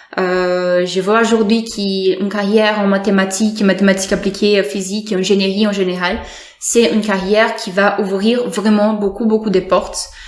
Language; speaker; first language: French; non-native, fluent; Portuguese